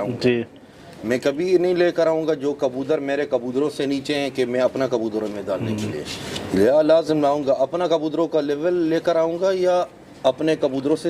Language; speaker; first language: Hindi; non-native, learner; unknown